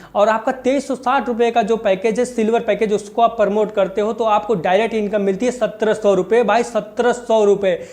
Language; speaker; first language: Hindi; native; Hindi